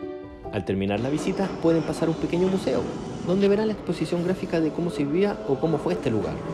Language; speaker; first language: Spanish; native; Spanish